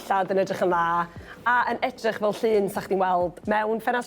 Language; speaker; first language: Welsh; native; Welsh